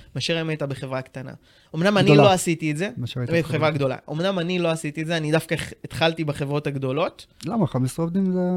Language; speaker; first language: Hebrew; native; Hebrew